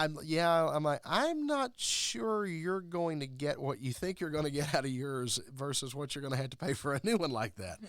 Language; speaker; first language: English; native; English